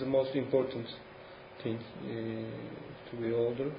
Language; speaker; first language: English; non-native, learner; Turkish